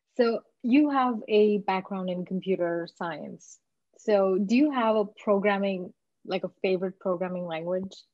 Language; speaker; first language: English; native; English